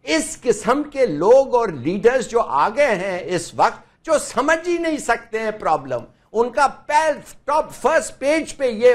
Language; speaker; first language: Urdu; native; Urdu